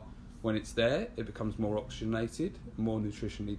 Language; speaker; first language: English; native; English